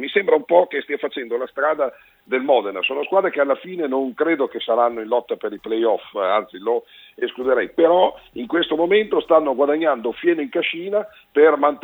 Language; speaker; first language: Italian; native; Italian